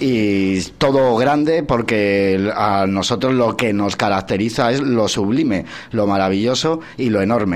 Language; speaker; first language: Spanish; native; Spanish